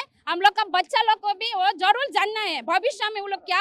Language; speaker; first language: Hindi; non-native, local second language; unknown